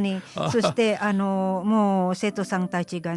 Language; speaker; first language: Japanese; non-native, fluent; Filipino